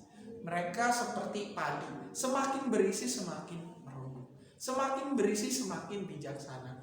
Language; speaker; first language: Indonesian; native; Indonesian